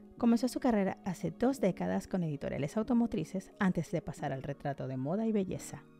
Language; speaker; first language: Spanish; native; Spanish